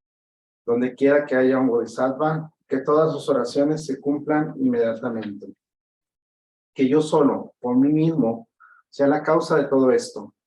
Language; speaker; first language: Spanish; native; Spanish